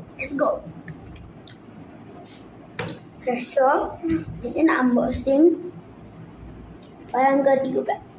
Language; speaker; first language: Malay; native; Malay